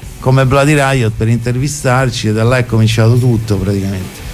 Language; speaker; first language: Italian; native; Italian